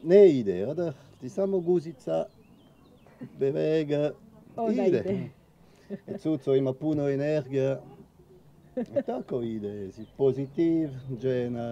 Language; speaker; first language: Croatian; non-native, learner; French